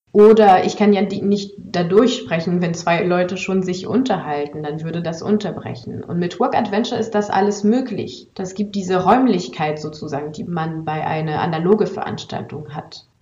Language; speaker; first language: German; non-native, fluent; French